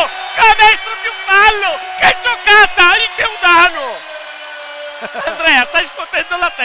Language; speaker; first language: Italian; native; Italian